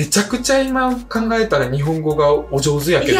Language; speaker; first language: Japanese; early bilingual, other home language; Russian